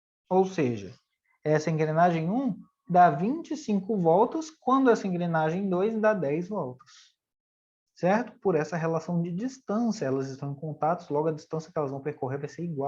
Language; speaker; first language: Portuguese; native; Portuguese